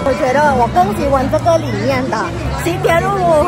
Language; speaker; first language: Chinese; non-native, learner; Thai